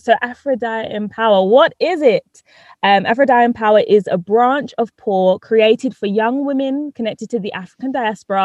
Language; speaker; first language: English; native; English